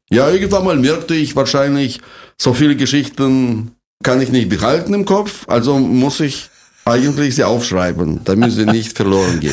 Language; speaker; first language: German; non-native, fluent; Russian